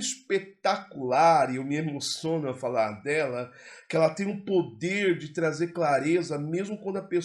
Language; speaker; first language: Portuguese; native; Portuguese